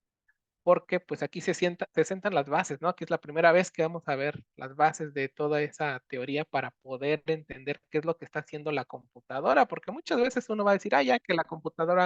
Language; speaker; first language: Spanish; native; Spanish